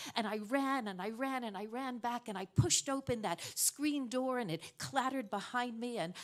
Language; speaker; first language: English; native; English